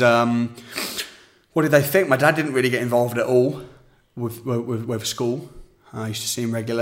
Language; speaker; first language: English; native; English